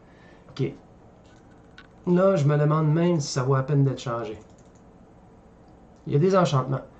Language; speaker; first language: French; native; French